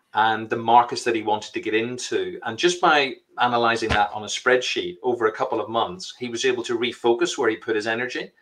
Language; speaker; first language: English; native; English